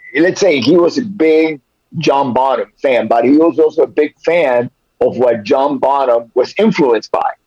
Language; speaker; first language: English; early bilingual, other home language; Spanish